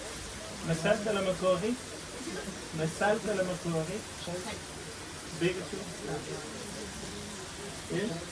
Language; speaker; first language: Danish; non-native, fluent; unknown